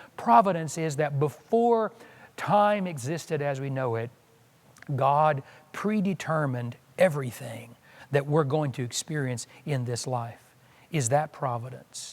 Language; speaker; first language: English; native; English